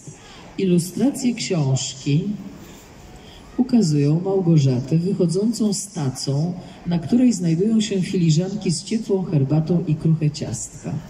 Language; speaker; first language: Polish; native; Polish